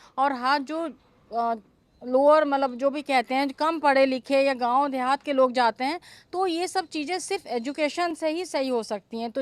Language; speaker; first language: Hindi; native; Hindi